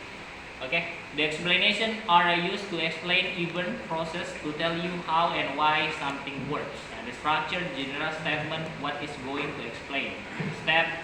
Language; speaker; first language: English; non-native, learner; Indonesian